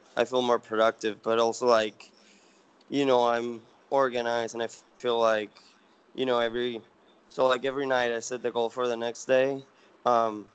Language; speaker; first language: English; non-native, fluent; Spanish